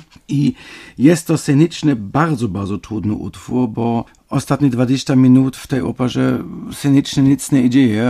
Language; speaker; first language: Polish; non-native, fluent; German